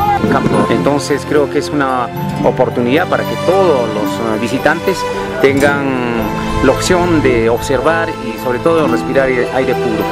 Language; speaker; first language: Spanish; native; Spanish